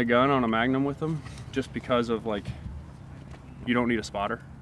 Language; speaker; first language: English; native; English